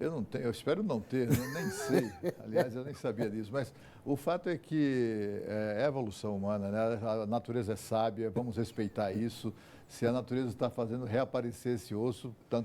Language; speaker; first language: Portuguese; native; Portuguese